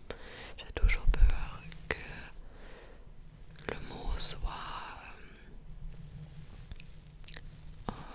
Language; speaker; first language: French; non-native, fluent; English